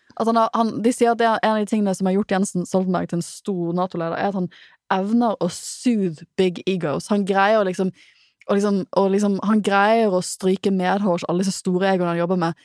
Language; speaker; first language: Norwegian; native; Norwegian